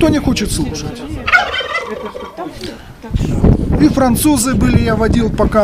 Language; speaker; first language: Russian; native; Russian